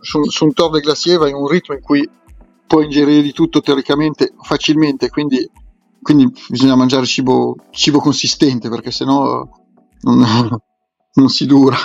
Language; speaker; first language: Italian; native; Italian